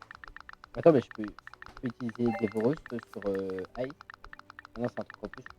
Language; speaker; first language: French; native; French